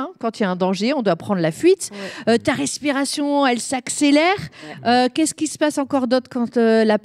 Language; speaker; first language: French; native; French